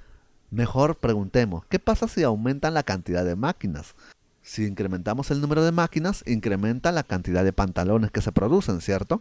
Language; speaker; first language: Spanish; native; Spanish